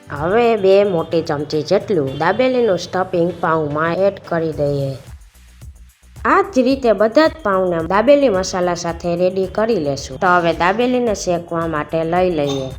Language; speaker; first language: Gujarati; native; Gujarati